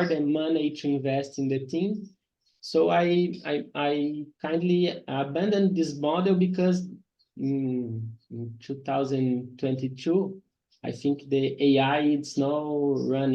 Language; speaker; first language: English; non-native, learner; Portuguese